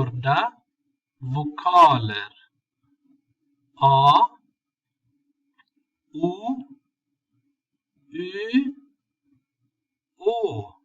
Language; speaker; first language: Swedish; non-native, fluent; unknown